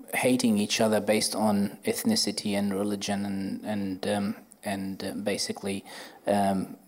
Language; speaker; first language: English; non-native, fluent; Arabic